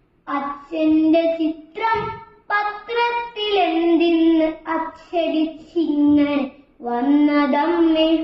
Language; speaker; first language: Malayalam; native; Malayalam